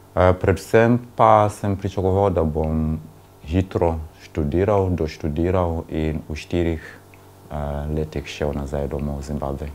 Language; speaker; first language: Slovenian; non-native, fluent; Shona